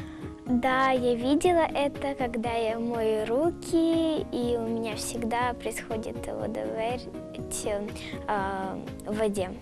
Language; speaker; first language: Ukrainian; non-native, local second language; Russian